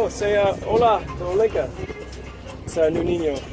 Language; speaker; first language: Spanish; non-native, learner; English